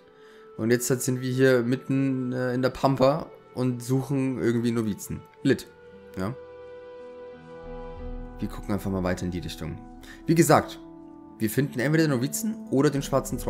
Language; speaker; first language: German; native; German